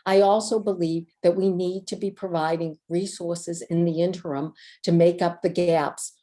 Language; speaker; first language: English; native; English